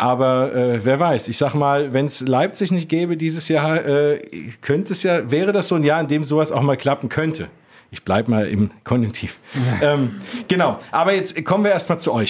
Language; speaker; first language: German; native; German